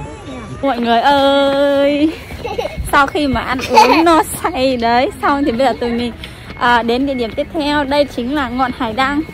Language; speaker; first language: Vietnamese; native; Vietnamese